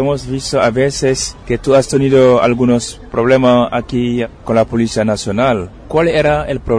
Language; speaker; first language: Spanish; non-native, fluent; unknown